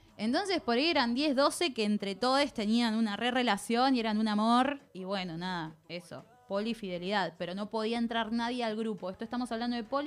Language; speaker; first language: Spanish; native; Spanish